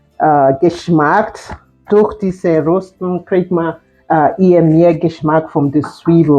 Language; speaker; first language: German; non-native, fluent; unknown